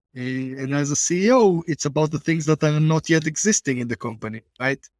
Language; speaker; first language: English; non-native, fluent; Hebrew